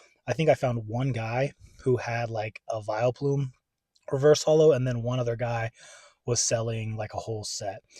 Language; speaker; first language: English; native; English